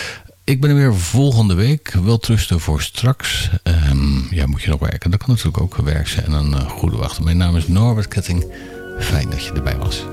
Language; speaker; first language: Dutch; native; Dutch